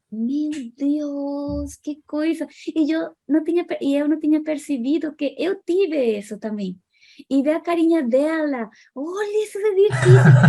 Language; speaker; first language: Portuguese; non-native, fluent; Spanish